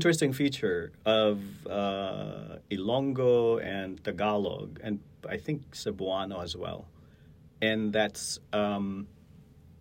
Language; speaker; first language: English; non-native, local second language; Hiligaynon